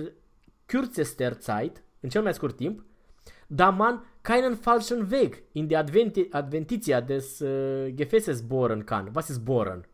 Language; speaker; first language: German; non-native, fluent; Romanian